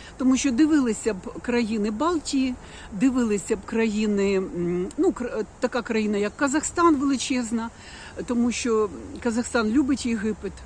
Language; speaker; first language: Ukrainian; non-native, local second language; Russian